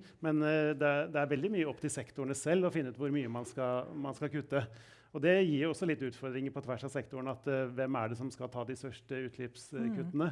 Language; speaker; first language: Norwegian; native; Norwegian